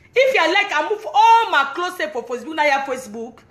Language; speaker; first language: English; non-native, local second language; French